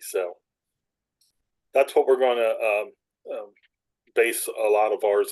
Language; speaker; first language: English; native; English